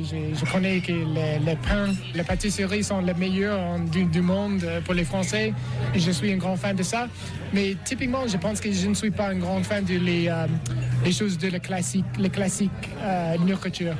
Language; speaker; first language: French; non-native, learner; English